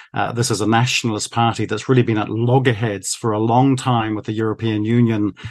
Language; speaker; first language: English; native; English